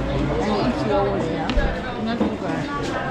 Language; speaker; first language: English; non-native, learner; Swiss German